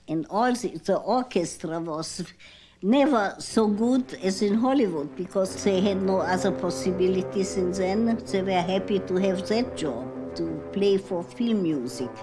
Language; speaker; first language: English; non-native, fluent; German